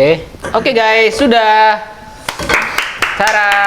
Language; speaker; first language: Indonesian; native; Indonesian